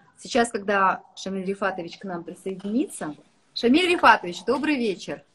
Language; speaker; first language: Russian; native; Russian